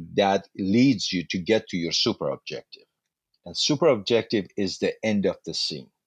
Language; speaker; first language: English; non-native, fluent; Persian